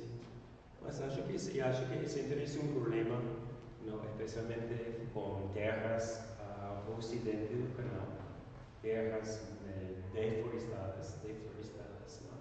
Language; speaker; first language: Portuguese; non-native, learner; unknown